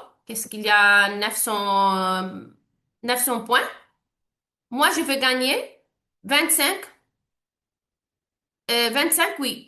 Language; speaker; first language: French; non-native, learner; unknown